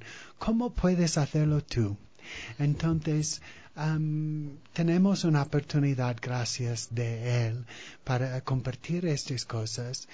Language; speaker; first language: Spanish; non-native, fluent; English